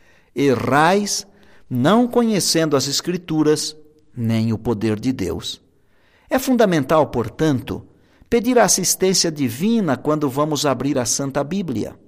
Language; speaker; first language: Portuguese; native; Portuguese